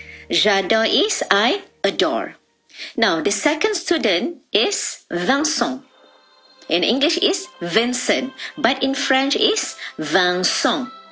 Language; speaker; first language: English; non-native, local second language; Malay